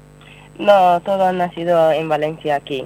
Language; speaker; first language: Spanish; non-native, learner; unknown